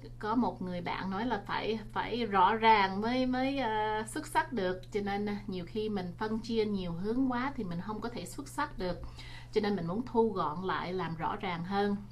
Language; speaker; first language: Vietnamese; early bilingual, heritage; Vietnamese